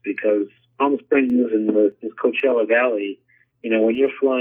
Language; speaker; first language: English; native; English